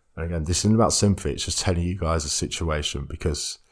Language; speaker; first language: English; native; English